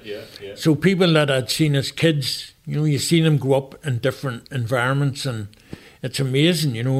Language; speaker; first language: English; native; English